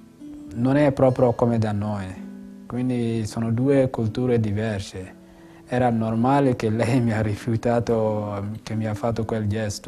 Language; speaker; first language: Italian; non-native, fluent; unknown